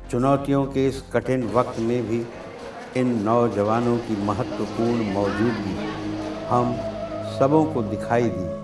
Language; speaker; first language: Hindi; native; Hindi